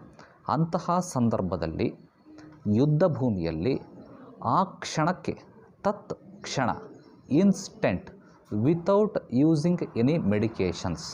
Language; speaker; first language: Kannada; native; Kannada